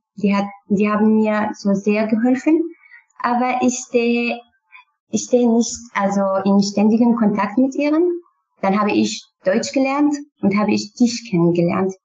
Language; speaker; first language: German; non-native, fluent; Kurdish